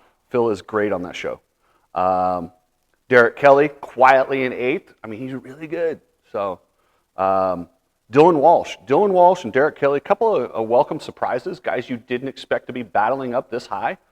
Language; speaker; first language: English; native; English